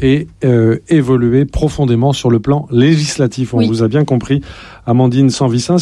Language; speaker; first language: French; native; French